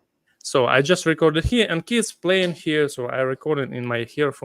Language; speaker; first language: English; non-native, fluent; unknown